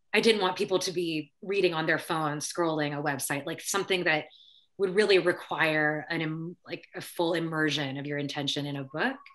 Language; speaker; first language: English; early bilingual, other home language; Filipino